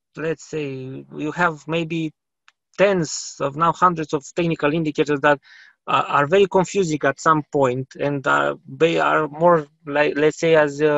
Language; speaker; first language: English; non-native, fluent; Romanian